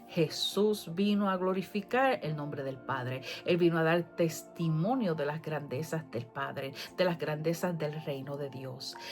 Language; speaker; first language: Spanish; native; Spanish